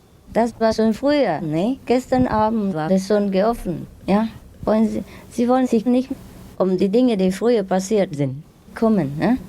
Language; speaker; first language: German; non-native, fluent; Vietnamese